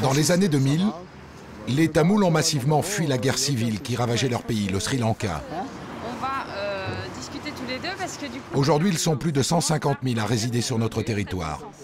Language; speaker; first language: French; native; French